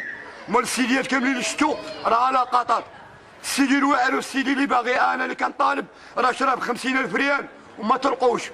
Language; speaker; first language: Arabic; native; Arabic